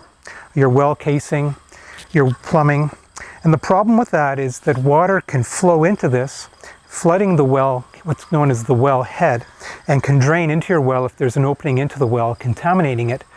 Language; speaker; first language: English; native; English